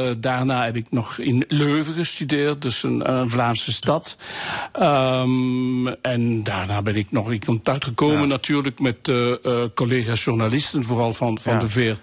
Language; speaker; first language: Dutch; non-native, local second language; French